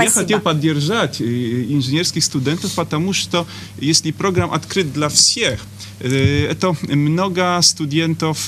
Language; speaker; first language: Russian; non-native, fluent; Polish